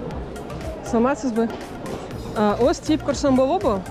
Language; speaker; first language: Kyrgyz; non-native, learner; Russian